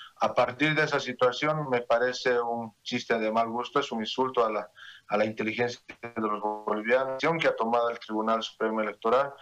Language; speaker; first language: Spanish; native; Spanish